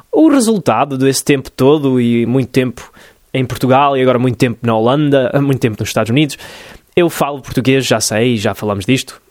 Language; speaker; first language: Portuguese; early bilingual, other home language; English